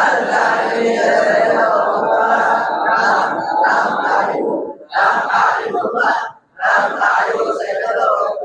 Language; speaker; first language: Arabic; non-native, learner; Bangla